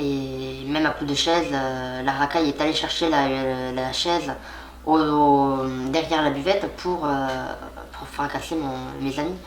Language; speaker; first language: French; native; French